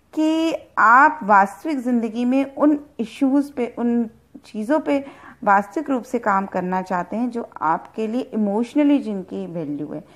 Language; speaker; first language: Hindi; native; Hindi